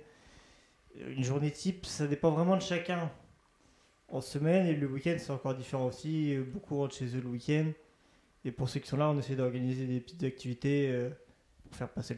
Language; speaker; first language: French; native; French